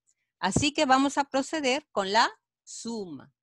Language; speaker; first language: Spanish; native; Spanish